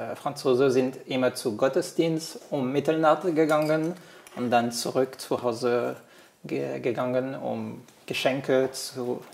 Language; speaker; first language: German; non-native, fluent; French